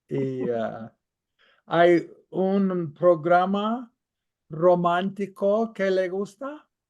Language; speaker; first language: Spanish; non-native, fluent; English